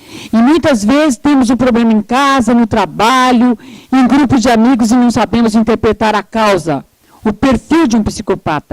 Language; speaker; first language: Portuguese; native; Portuguese